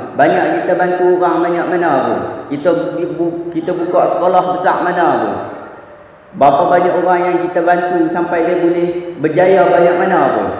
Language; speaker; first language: Malay; native; Malay